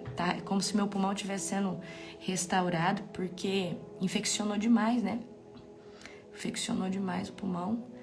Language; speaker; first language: Portuguese; native; Portuguese